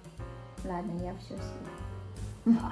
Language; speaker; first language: Russian; non-native, learner; Filipino